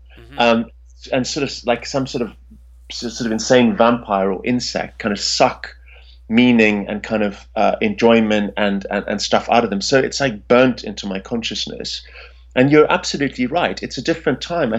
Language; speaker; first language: English; native; English